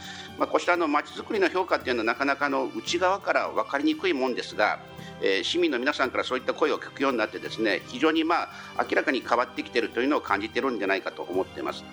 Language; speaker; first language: Japanese; native; Japanese